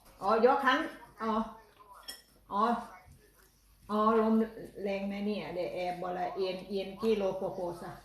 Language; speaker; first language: Swedish; non-native, learner; Thai